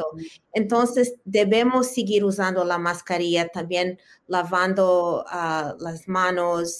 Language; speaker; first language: Spanish; early bilingual, heritage; Spanish